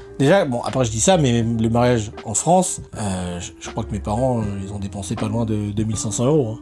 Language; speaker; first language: French; native; French